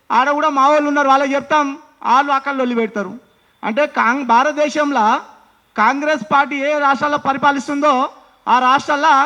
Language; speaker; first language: Telugu; non-native, local second language; Lambadi